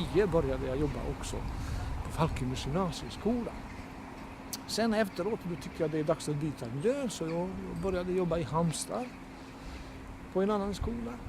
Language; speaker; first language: Swedish; non-native, fluent; Bosnian